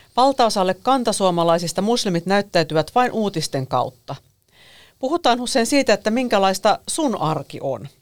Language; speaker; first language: Finnish; native; Finnish